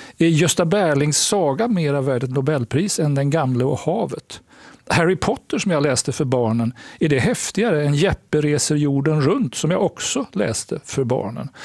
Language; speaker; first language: Swedish; native; Swedish